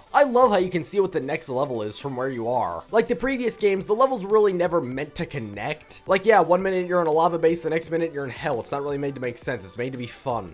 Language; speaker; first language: English; native; English